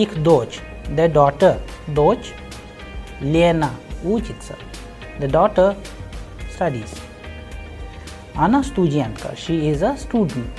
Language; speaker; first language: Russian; non-native, fluent; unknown